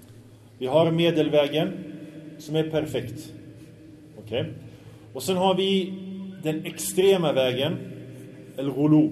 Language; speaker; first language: Swedish; early bilingual, other home language; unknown